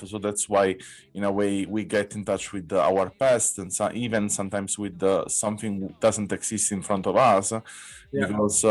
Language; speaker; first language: English; non-native, fluent; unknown